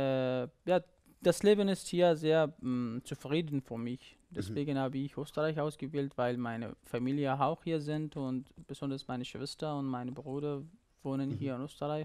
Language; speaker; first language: German; non-native, learner; Persian